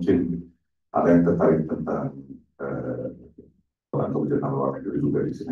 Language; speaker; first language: Indonesian; non-native, fluent; Turkish